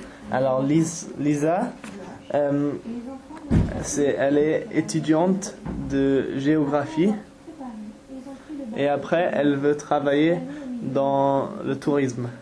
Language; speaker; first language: French; non-native, fluent; English